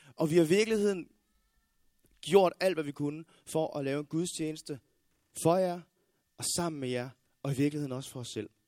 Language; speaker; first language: Danish; native; Danish